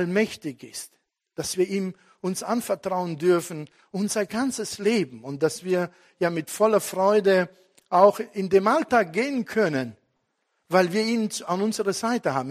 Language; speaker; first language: German; non-native, fluent; Italian